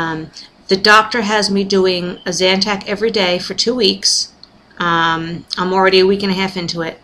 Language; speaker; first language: English; native; English